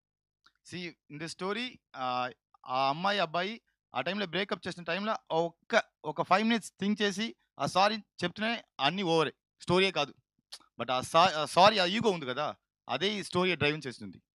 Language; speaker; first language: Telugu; non-native, learner; Tamil